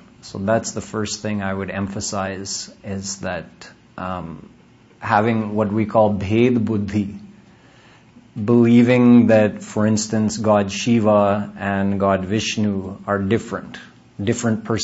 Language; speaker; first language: English; native; English